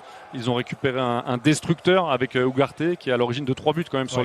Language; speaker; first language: French; native; French